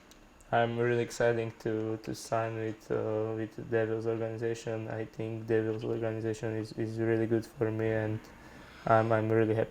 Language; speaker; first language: English; non-native, learner; Slovak